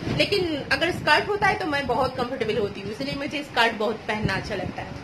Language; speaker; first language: Hindi; non-native, local second language; Bangla